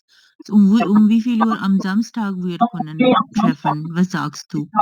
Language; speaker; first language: German; non-native, learner; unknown